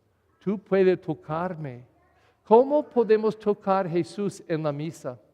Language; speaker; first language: Spanish; non-native, learner; English